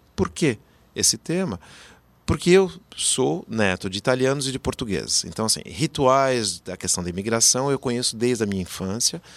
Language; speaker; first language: Portuguese; native; Portuguese